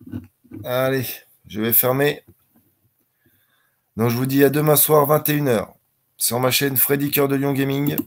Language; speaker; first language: French; native; French